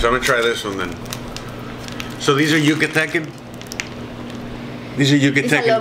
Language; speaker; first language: English; native; English